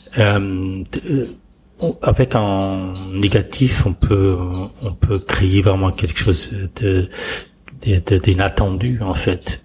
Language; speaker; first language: French; non-native, fluent; Portuguese